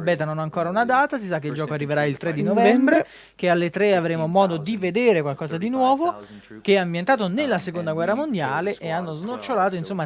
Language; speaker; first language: Italian; native; Italian